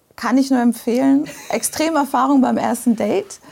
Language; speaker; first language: German; early bilingual, other home language; Portuguese